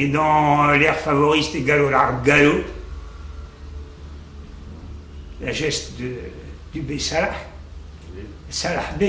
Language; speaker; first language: French; native; French